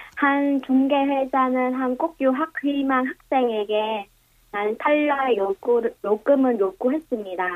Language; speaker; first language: Korean; non-native, fluent; Vietnamese